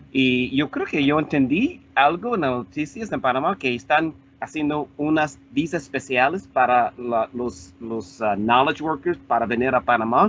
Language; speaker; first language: Spanish; non-native, fluent; English